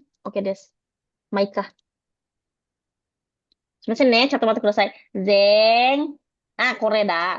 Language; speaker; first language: Japanese; non-native, fluent; Indonesian